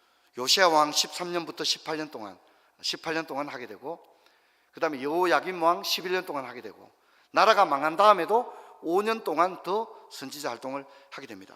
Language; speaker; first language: Korean; native; Korean